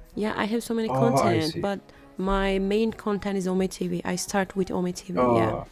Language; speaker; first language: English; non-native, learner; Turkish